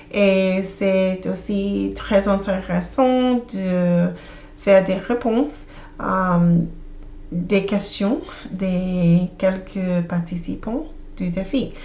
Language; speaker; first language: French; non-native, learner; English